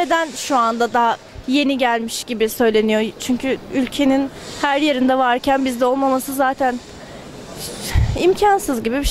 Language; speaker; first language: Turkish; native; Turkish